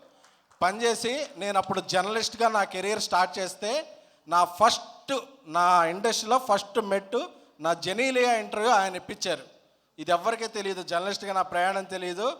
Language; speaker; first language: Telugu; native; Telugu